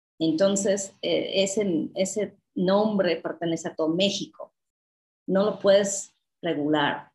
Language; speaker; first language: Spanish; non-native, fluent; English